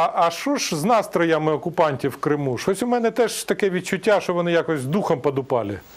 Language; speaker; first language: Ukrainian; native; Ukrainian